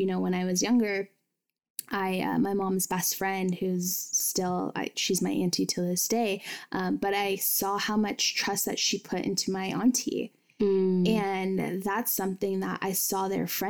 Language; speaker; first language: English; native; English